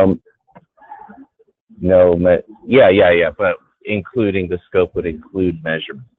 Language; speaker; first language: English; native; English